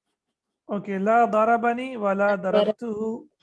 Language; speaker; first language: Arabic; non-native, fluent; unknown